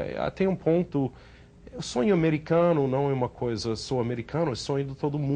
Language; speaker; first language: Portuguese; non-native, fluent; English